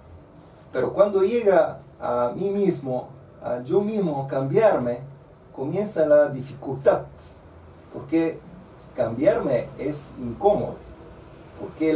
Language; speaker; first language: Spanish; non-native, fluent; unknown